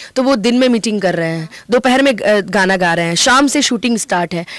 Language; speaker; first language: Hindi; native; Hindi